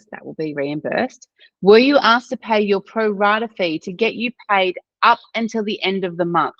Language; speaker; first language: English; native; English